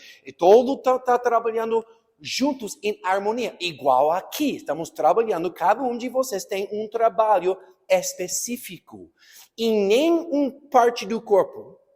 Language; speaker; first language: Portuguese; non-native, fluent; English